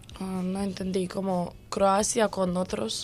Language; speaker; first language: Spanish; non-native, learner; Croatian